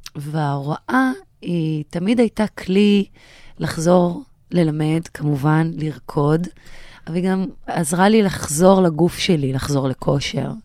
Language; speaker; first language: Hebrew; native; Hebrew